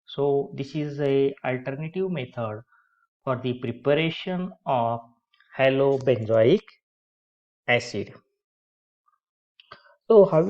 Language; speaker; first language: English; non-native, local second language; Marathi